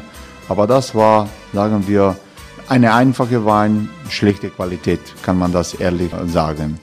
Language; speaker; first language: German; non-native, learner; Croatian